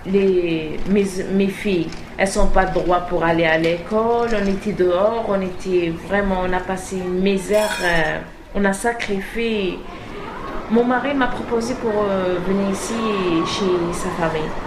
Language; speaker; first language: French; non-native, learner; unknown